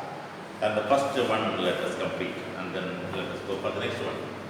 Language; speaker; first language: English; non-native, local second language; Tamil